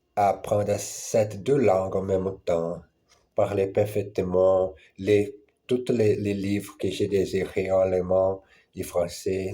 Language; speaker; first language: French; non-native, learner; Portuguese